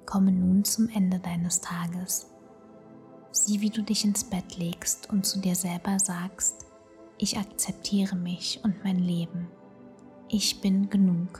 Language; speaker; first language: German; native; German